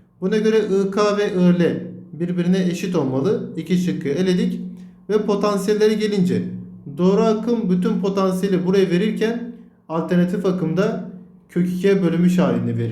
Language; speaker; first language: Turkish; native; Turkish